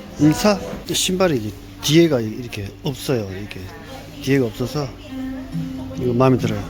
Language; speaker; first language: Korean; native; Korean